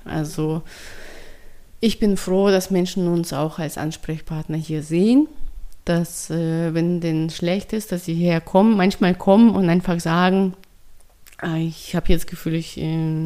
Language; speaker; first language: German; non-native, fluent; Russian